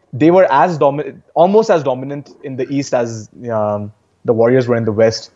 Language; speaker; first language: English; non-native, local second language; Hindi